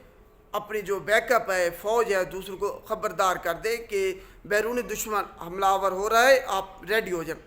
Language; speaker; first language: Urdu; non-native, local second language; Punjabi